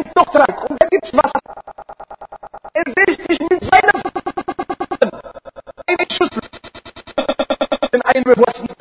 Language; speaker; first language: German; non-native, learner; Arabic